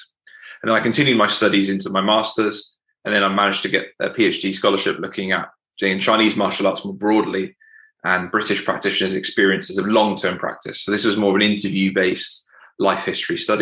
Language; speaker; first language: English; native; English